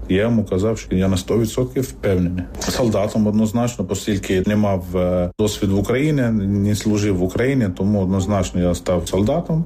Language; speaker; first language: Ukrainian; non-native, fluent; Arabic